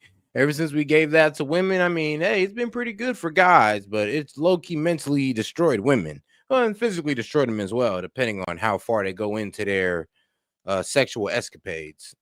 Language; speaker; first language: English; native; English